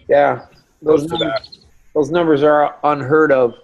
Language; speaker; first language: English; native; English